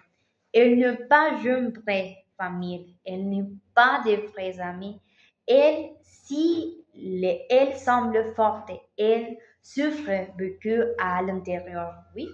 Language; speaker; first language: French; non-native, learner; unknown